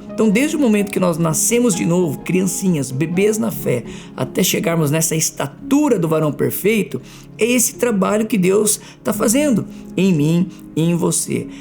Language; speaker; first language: Portuguese; native; Portuguese